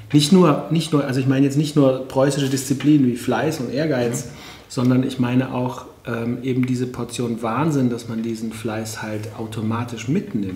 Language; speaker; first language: German; native; German